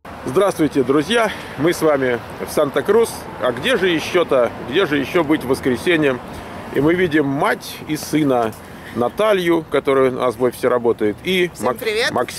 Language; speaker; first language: Russian; native; Russian